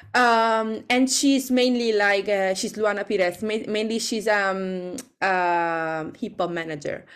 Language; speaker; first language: English; non-native, fluent; Italian